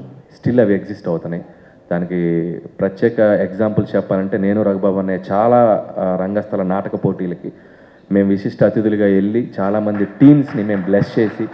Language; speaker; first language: Telugu; native; Telugu